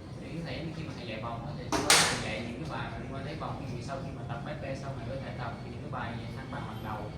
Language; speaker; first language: Vietnamese; native; Vietnamese